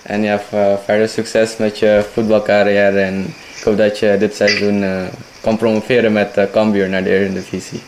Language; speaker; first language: Dutch; non-native, fluent; Indonesian